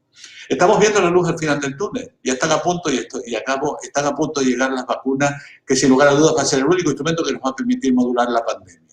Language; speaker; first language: Spanish; native; Spanish